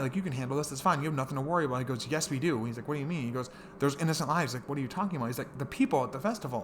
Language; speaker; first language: English; native; English